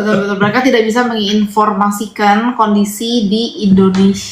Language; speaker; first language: Indonesian; native; Indonesian